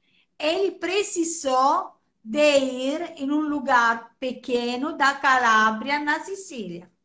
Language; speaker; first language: Portuguese; non-native, fluent; Italian